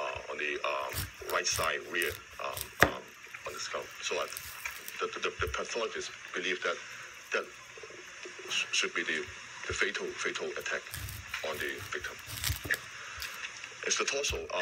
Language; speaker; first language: English; non-native, local second language; Cantonese